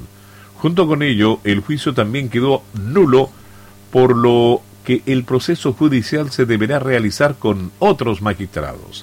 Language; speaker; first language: Spanish; native; Spanish